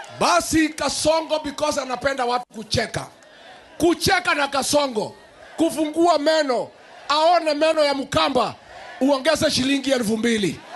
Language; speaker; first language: Swahili; non-native, local second language; Kikuyu